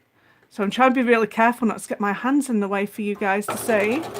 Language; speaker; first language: English; native; English